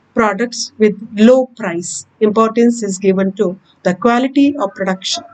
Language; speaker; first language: English; non-native, local second language; Kannada